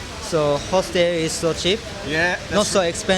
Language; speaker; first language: English; non-native, learner; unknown